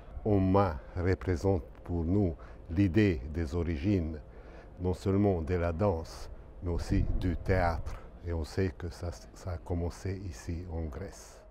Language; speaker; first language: French; non-native, fluent; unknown